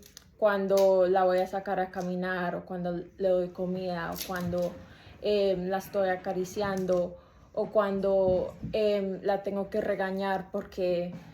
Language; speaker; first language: Spanish; early bilingual, heritage; Spanish